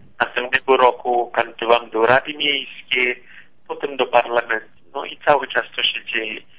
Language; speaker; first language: Polish; non-native, fluent; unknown